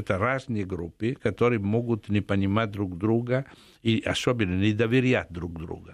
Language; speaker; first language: Russian; non-native, fluent; Italian